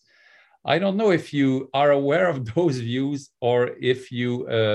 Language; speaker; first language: English; non-native, fluent; French